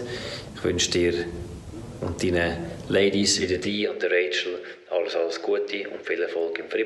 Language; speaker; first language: German; native; German